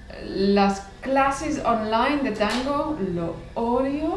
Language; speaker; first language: Spanish; non-native, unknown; English